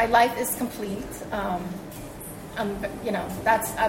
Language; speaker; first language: English; early bilingual, other home language; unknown